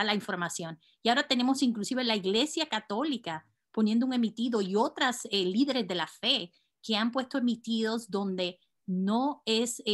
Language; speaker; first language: Spanish; native; Spanish